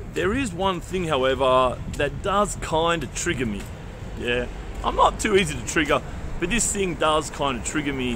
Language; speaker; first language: English; native; English